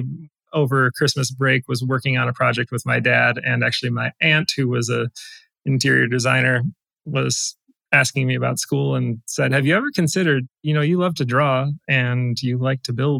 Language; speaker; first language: English; native; English